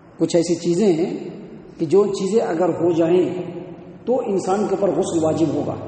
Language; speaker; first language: Urdu; native; Urdu